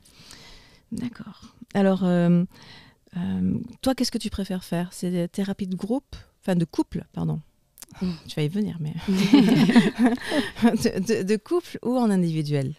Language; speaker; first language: French; native; French